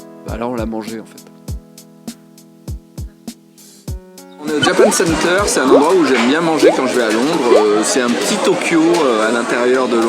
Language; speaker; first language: French; native; French